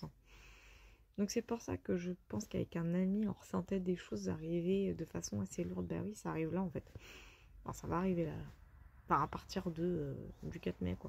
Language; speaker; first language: French; native; French